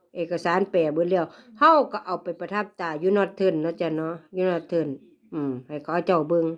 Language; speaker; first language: Thai; native; Thai